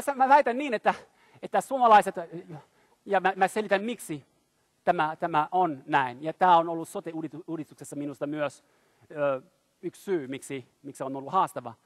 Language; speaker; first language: Finnish; non-native, fluent; French